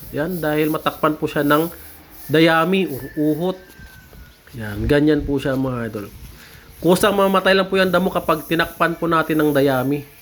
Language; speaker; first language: Filipino; non-native, local second language; Hiligaynon